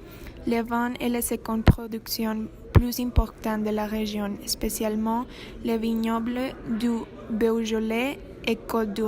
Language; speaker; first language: French; non-native, learner; Spanish